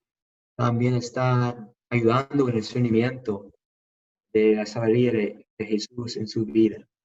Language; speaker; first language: Spanish; non-native, fluent; English